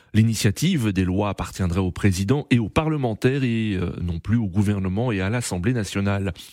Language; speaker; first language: French; native; French